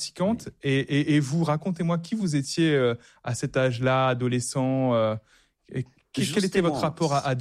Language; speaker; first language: French; native; French